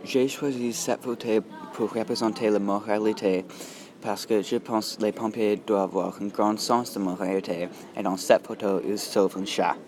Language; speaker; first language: French; non-native, local second language; English